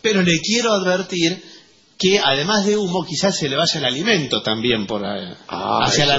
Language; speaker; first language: Spanish; native; Spanish